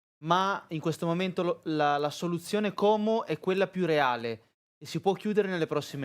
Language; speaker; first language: Italian; native; Italian